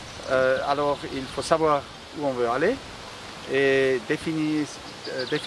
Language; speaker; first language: French; non-native, local second language; German